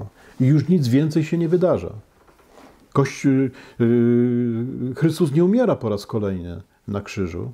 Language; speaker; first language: Polish; native; Polish